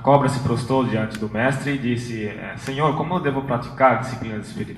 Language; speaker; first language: Portuguese; native; Portuguese